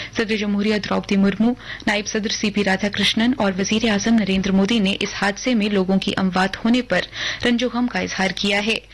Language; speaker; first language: Urdu; non-native, local second language; Hindi